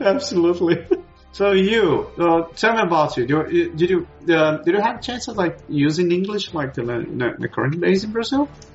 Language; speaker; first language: English; non-native, fluent; Portuguese